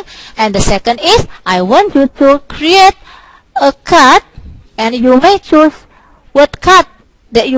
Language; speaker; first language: English; non-native, local second language; Indonesian